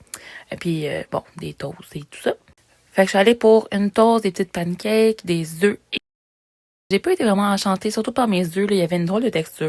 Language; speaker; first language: French; native; French